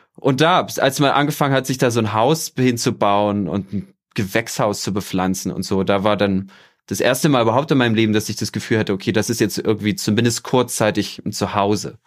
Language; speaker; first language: German; native; German